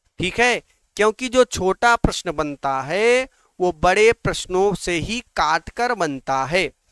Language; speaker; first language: Hindi; native; Hindi